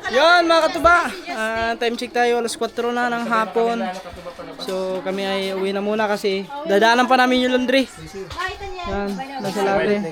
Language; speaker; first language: Filipino; non-native, local second language; Cebuano